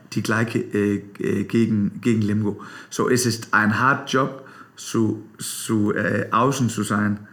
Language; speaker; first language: German; non-native, learner; Danish